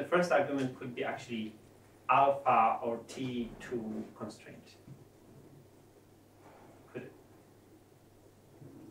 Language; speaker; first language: English; non-native, fluent; Polish